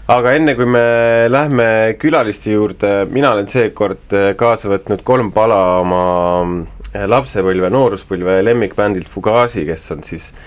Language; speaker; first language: Estonian; native; Estonian